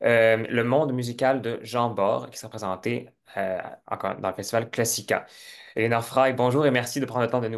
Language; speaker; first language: French; native; French